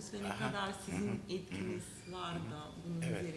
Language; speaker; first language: Turkish; non-native, learner; Macedonian